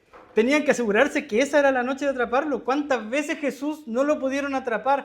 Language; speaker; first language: Spanish; native; Spanish